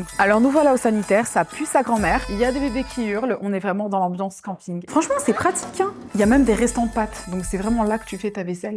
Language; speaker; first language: French; native; French